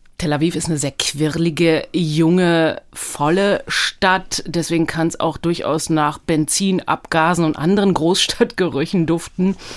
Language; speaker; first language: German; early bilingual, other home language; Hebrew